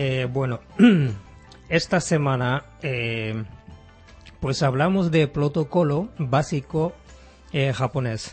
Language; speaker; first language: Spanish; non-native, fluent; Japanese